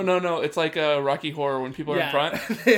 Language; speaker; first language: English; native; English